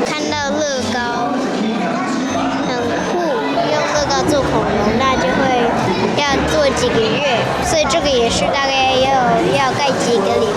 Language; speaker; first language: Chinese; early bilingual, heritage; Chinese